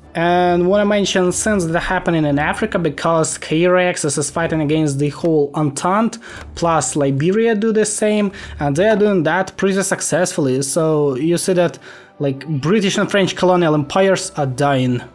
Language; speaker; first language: English; non-native, fluent; Ukrainian